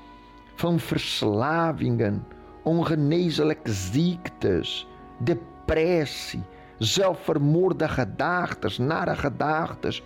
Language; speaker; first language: Dutch; non-native, fluent; Portuguese